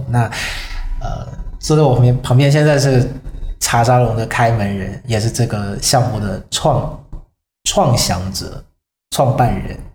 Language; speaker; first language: Chinese; non-native, fluent; Vietnamese